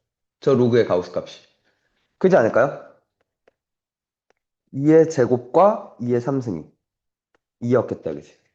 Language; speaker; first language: Korean; native; Korean